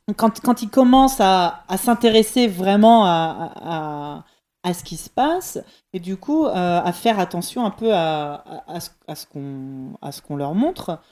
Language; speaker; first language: French; native; French